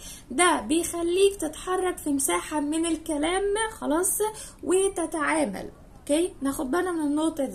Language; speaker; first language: Arabic; native; Arabic